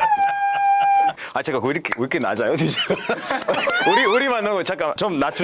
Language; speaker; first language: Korean; non-native, fluent; Spanish